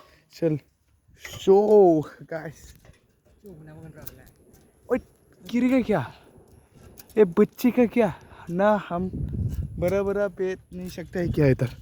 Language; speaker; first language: Hindi; non-native, local second language; Bodo